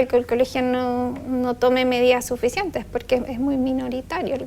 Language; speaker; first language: Spanish; native; Spanish